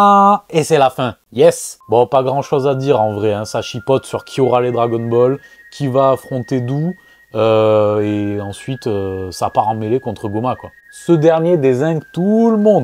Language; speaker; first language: French; native; French